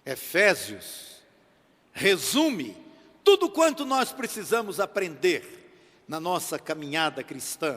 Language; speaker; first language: Portuguese; native; Portuguese